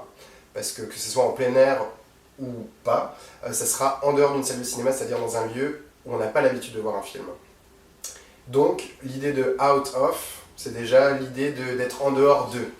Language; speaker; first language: French; native; French